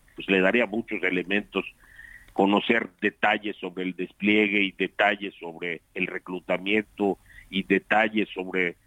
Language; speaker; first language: Spanish; native; Spanish